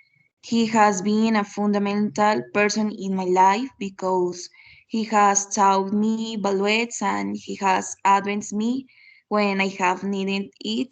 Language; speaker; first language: English; non-native, learner; Spanish